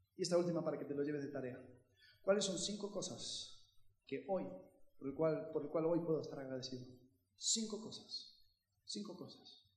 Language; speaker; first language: Spanish; early bilingual, heritage; Spanish